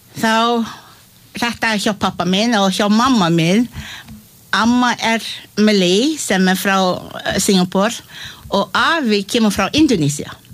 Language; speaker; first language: Icelandic; non-native, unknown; Malay